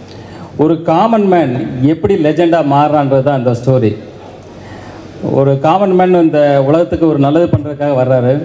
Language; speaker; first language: Tamil; native; Tamil